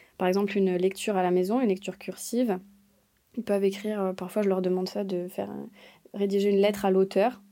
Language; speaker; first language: French; native; French